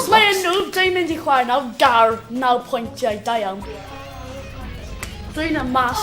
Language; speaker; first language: Welsh; non-native, local second language; English